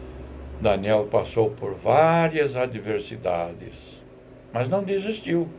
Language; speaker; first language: Portuguese; native; Portuguese